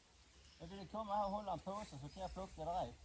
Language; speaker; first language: Swedish; native; Swedish